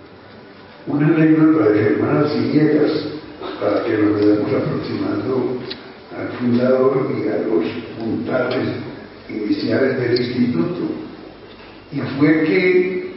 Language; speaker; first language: Spanish; native; Spanish